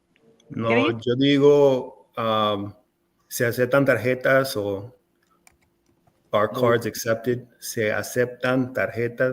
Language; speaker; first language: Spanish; non-native, fluent; English